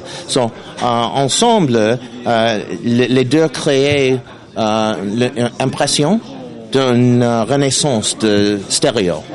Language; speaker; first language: French; non-native, learner; English